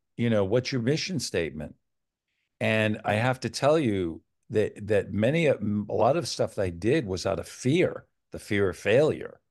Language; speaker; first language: English; native; English